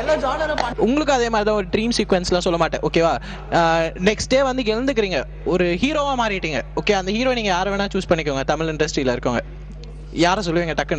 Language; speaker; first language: Tamil; native; Tamil